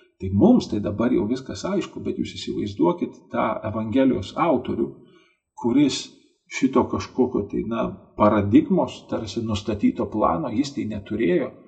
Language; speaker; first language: Lithuanian; native; Lithuanian